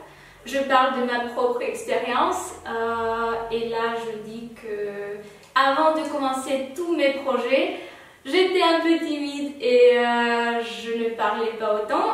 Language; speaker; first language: French; non-native, fluent; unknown